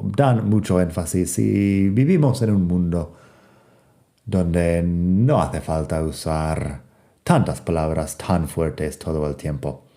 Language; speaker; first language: Spanish; non-native, fluent; English